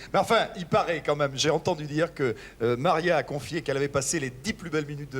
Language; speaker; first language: French; native; French